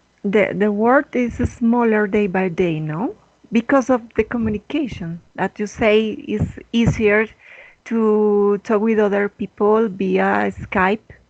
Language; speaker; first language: English; non-native, learner; Spanish